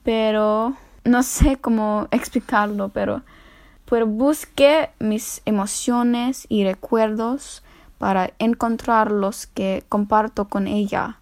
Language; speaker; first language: Spanish; non-native, fluent; English